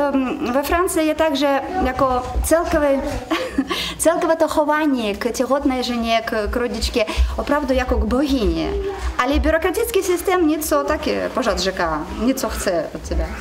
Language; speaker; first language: Czech; non-native, learner; Russian